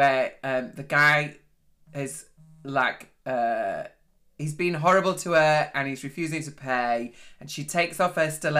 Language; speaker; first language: English; native; English